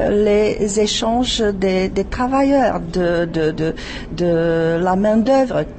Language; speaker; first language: French; non-native, fluent; Czech